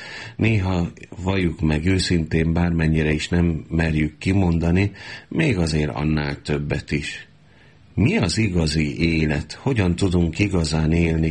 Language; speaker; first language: Hungarian; native; Hungarian